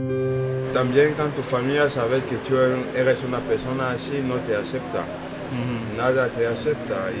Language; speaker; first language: Spanish; non-native, learner; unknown